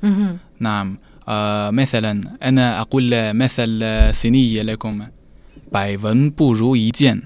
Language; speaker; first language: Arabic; non-native, learner; Chinese